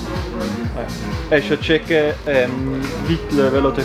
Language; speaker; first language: French; non-native, learner; German